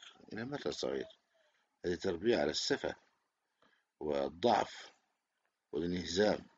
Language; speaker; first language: Arabic; native; Arabic